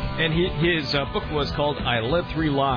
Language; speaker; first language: English; native; English